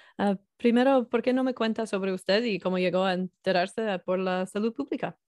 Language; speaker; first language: Spanish; non-native, learner; English